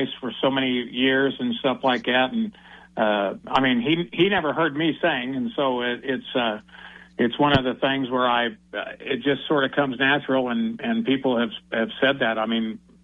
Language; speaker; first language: English; native; English